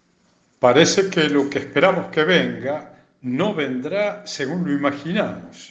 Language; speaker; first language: Spanish; native; Spanish